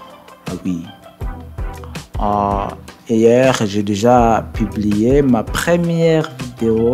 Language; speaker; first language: French; non-native, learner; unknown